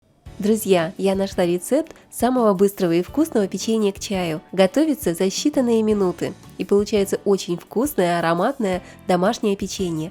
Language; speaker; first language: Russian; native; Russian